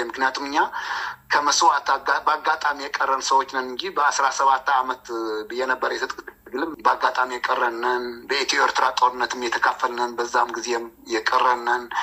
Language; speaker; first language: Amharic; non-native, local second language; Tigrinya